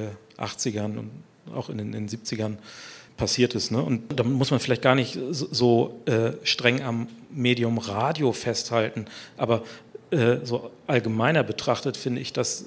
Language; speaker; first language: German; native; German